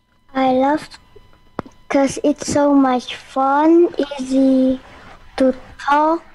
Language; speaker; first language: English; non-native, learner; Indonesian